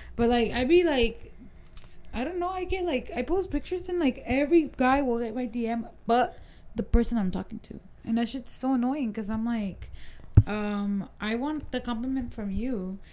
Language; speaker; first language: English; early bilingual, other home language; Spanish